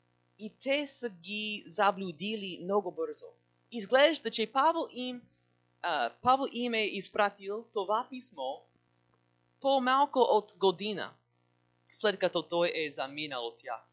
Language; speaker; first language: Bulgarian; non-native, learner; English